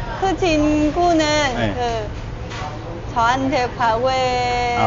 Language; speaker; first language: Korean; non-native, learner; Vietnamese